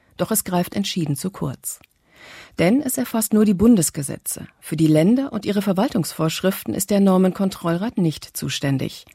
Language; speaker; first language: German; native; German